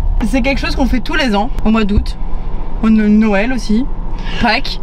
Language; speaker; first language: French; native; French